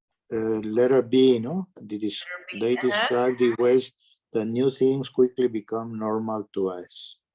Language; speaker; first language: English; non-native, learner; Spanish